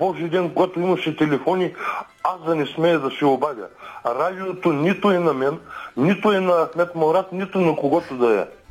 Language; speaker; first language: Bulgarian; native; Bulgarian